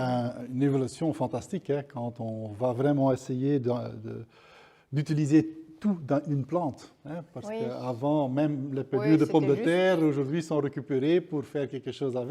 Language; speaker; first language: French; non-native, fluent; Dutch